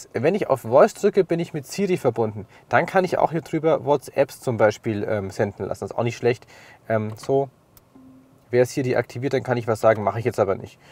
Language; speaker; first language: German; native; German